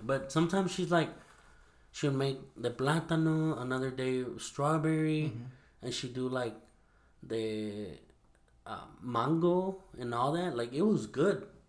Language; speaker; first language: English; early bilingual, other home language; Spanish